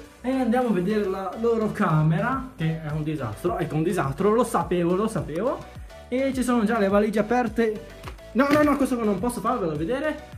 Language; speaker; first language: Italian; early bilingual, other home language; Chinese